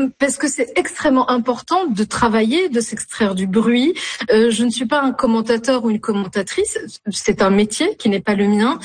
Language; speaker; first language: French; non-native, local second language; Arabic